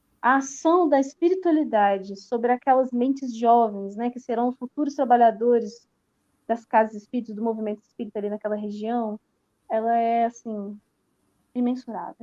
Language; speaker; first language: Portuguese; native; Portuguese